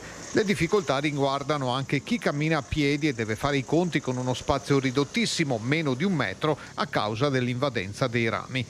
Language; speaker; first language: Italian; native; Italian